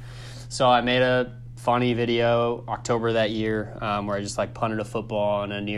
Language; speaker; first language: English; native; English